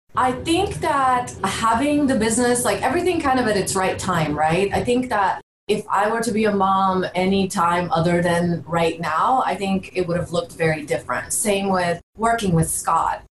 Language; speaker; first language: English; early bilingual, other home language; Bulgarian